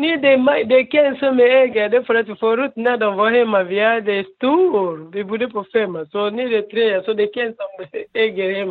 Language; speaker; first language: Swedish; non-native, learner; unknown